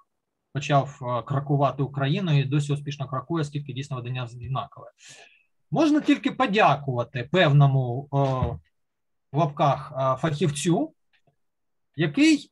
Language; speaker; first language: Ukrainian; native; Ukrainian